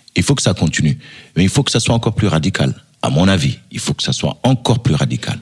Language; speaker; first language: French; early bilingual, other home language; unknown